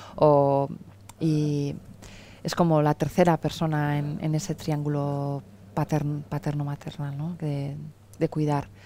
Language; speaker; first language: Spanish; native; Spanish